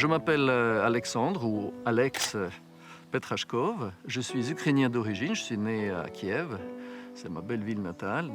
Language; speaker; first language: French; non-native, fluent; Ukrainian